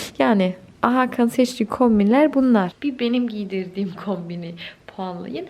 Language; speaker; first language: Turkish; early bilingual, heritage; Turkish